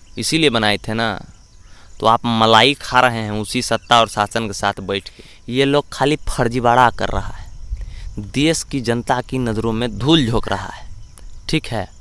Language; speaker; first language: Hindi; native; Hindi